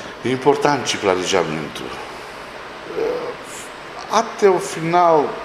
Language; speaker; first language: Portuguese; non-native, fluent; Romanian